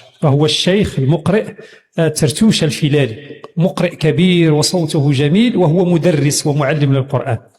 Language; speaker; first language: Arabic; native; Arabic